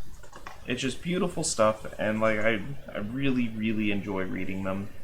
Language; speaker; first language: English; native; English